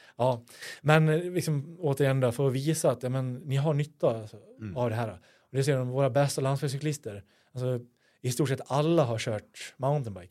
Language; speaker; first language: Swedish; native; Swedish